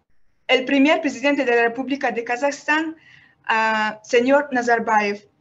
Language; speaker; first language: Spanish; non-native, learner; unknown